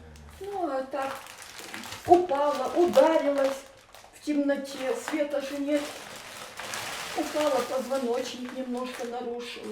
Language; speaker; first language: Russian; native; Russian